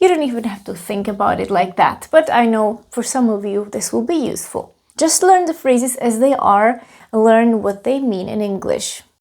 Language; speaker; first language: English; non-native, fluent; Czech